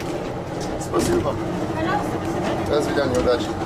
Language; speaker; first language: Russian; non-native, learner; English